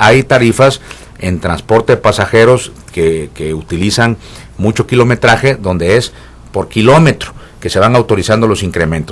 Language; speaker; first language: Spanish; native; Spanish